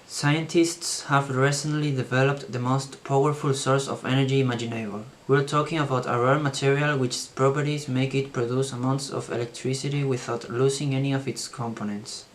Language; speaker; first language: English; non-native, learner; Spanish